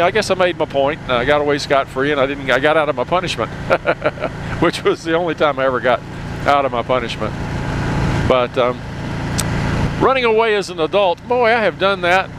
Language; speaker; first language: English; native; English